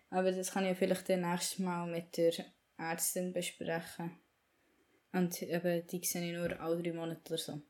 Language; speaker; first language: German; native; German